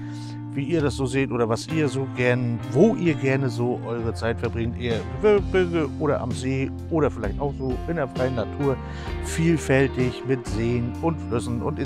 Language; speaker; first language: German; native; German